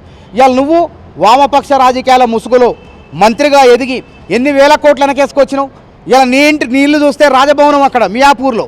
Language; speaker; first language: Telugu; native; Telugu